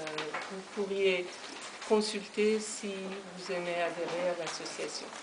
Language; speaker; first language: French; non-native, fluent; Persian